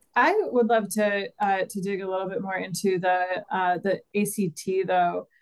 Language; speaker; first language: English; native; English